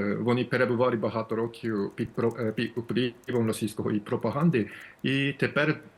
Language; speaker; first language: Ukrainian; non-native, fluent; Japanese